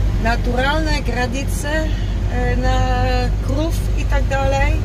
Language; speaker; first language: Polish; non-native, learner; Dutch